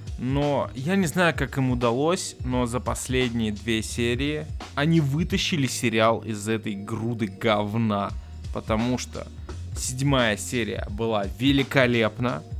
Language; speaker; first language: Russian; native; Russian